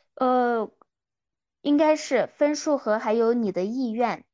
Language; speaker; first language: Chinese; non-native, local second language; Kyrgyz